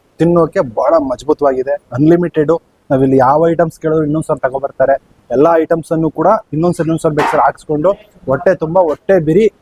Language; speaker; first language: Kannada; native; Kannada